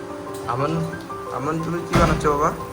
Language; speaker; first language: Hindi; non-native, local second language; Bangla